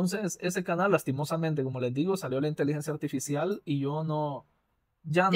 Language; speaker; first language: Spanish; native; Spanish